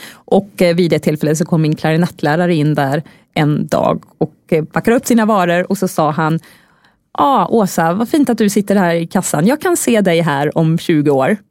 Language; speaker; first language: Swedish; native; Swedish